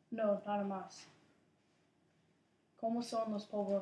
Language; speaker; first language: Spanish; non-native, learner; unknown